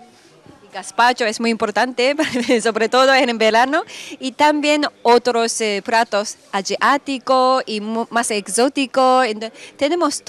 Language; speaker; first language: Spanish; non-native, fluent; Japanese